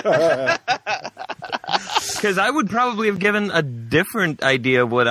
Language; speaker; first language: English; non-native, fluent; Swedish